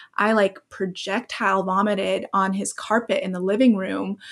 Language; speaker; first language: English; native; English